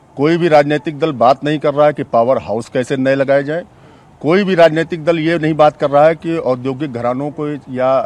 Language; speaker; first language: Hindi; native; Hindi